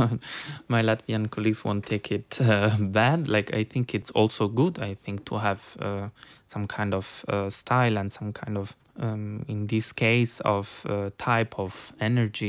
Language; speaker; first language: English; non-native, fluent; Italian